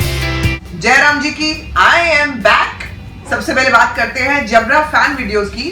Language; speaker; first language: Hindi; native; Hindi